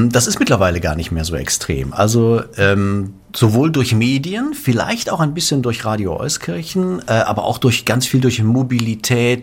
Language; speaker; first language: German; native; German